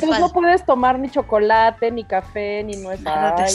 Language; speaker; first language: Spanish; native; Spanish